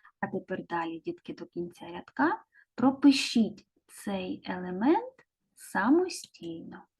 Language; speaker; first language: Ukrainian; native; Ukrainian